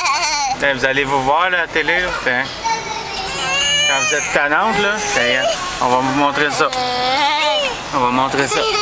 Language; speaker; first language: French; native; French